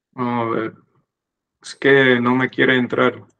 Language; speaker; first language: Spanish; non-native, fluent; English